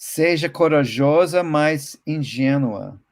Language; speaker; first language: Portuguese; non-native, fluent; English